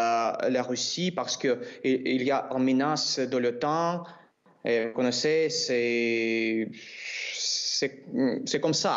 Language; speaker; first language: French; non-native, learner; Russian